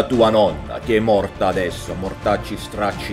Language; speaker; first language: Italian; non-native, learner; Swedish